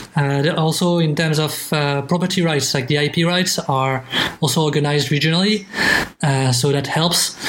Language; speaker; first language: English; non-native, fluent; French